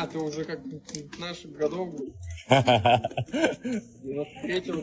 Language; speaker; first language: Russian; native; Russian